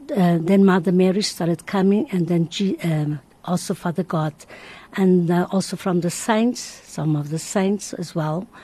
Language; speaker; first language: English; non-native, learner; Portuguese